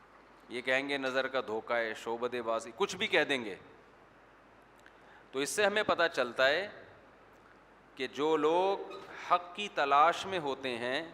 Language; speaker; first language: Urdu; native; Urdu